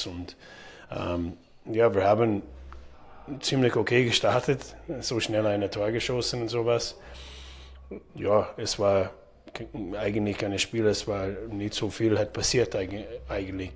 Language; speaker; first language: German; non-native, fluent; English